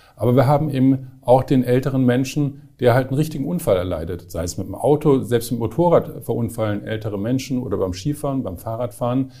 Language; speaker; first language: German; native; German